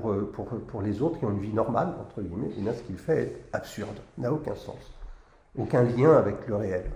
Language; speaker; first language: French; native; French